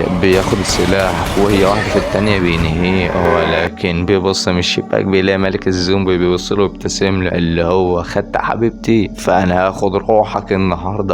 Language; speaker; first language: Arabic; native; Arabic